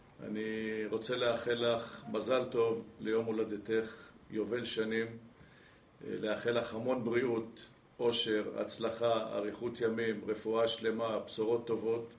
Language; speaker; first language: Hebrew; native; Hebrew